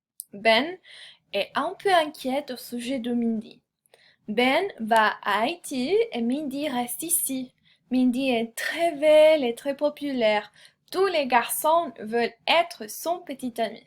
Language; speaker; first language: French; non-native, fluent; Spanish